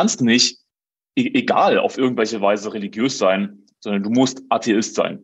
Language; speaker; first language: German; native; German